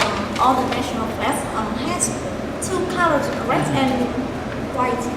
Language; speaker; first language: English; non-native, learner; Vietnamese